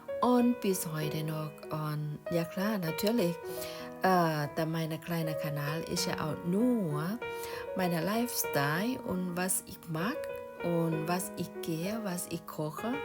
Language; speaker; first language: German; non-native, learner; Thai